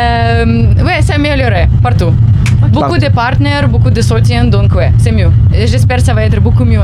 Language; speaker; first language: French; non-native, learner; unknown